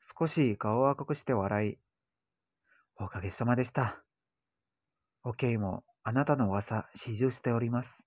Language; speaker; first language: Japanese; non-native, learner; Indonesian